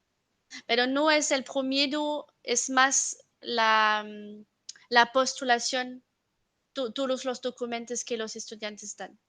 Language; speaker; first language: Spanish; non-native, fluent; French